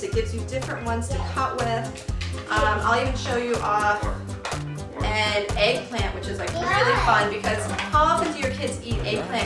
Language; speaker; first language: English; native; English